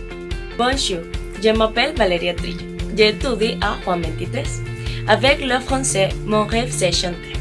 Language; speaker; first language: French; non-native, learner; Spanish